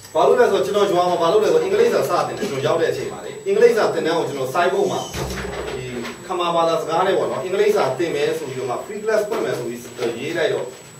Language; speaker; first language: Burmese; non-native, local second language; Hakha Chin